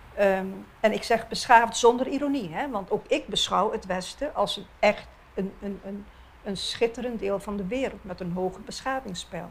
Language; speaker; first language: Dutch; non-native, local second language; Papiamento